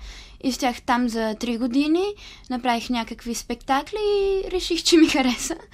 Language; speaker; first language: Bulgarian; early bilingual, heritage; Italian